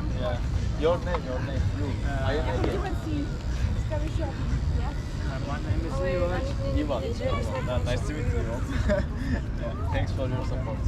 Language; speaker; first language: English; non-native, learner; Turkish